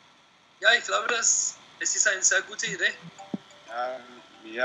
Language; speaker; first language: German; non-native, learner; Spanish